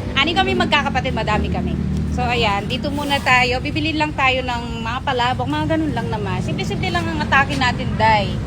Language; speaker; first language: Filipino; non-native, local second language; Pampanga